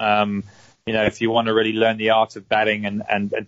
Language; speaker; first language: English; native; English